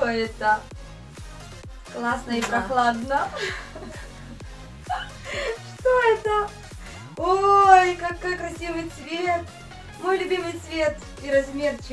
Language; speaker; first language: Russian; native; Russian